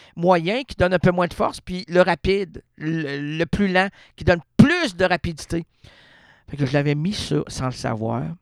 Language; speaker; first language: French; native; French